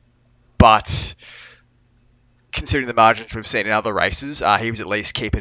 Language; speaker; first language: English; native; English